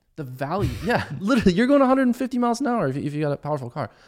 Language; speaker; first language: English; early bilingual, other home language; German